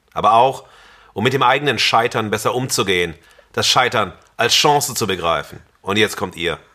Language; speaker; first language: German; native; German